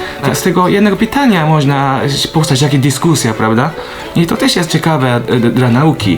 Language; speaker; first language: Polish; non-native, fluent; Japanese